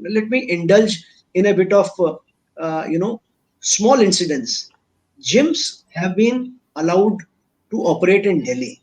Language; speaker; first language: English; non-native, local second language; Hindi